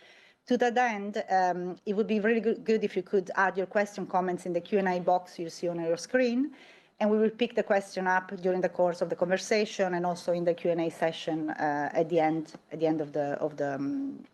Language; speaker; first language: English; non-native, fluent; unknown